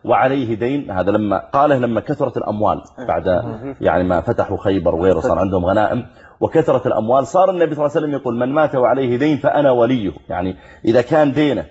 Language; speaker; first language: Arabic; native; Arabic